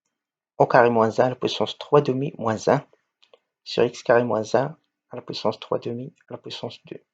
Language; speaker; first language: French; non-native, local second language; Arabic